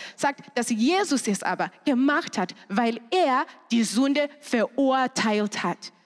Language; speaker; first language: German; non-native, fluent; Shona